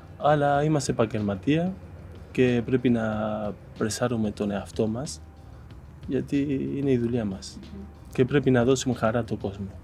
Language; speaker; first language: Greek; non-native, fluent; Spanish